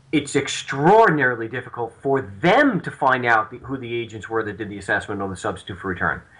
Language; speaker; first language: English; native; English